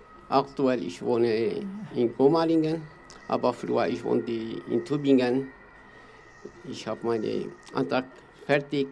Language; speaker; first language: German; non-native, learner; Kurdish